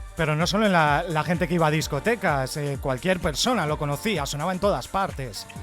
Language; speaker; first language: Spanish; native; Spanish